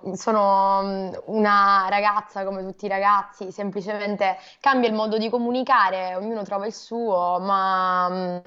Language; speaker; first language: Italian; native; Italian